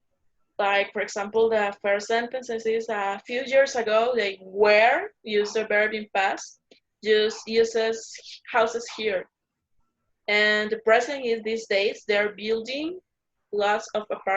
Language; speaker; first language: English; non-native, learner; Spanish